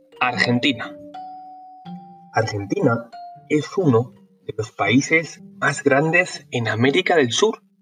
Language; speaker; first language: Spanish; non-native, learner; Norwegian